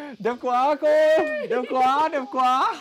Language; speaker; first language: Vietnamese; non-native, learner; English